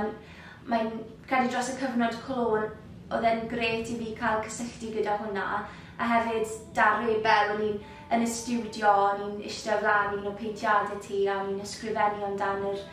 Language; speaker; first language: Welsh; native; Welsh